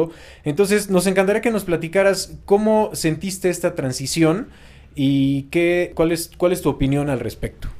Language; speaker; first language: Spanish; native; Spanish